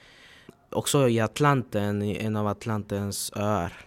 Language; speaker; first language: Swedish; early bilingual, other home language; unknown